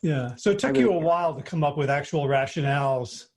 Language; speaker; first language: English; native; English